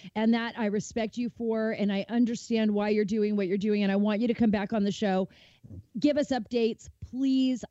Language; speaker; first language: English; native; English